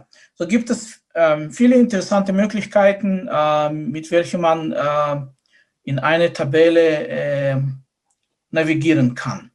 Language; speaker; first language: German; non-native, fluent; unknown